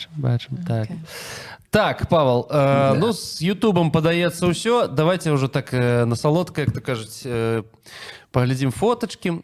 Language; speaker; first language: Belarusian; native; Belarusian